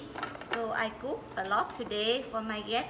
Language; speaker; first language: English; non-native, learner; Vietnamese